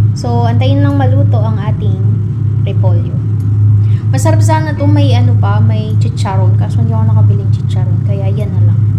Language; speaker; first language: Filipino; native; Filipino